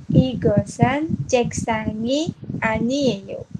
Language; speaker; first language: Korean; non-native, learner; Indonesian